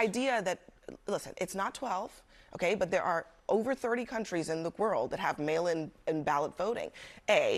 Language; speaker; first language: English; native; English